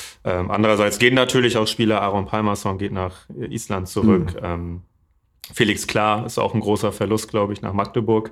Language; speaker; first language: German; native; German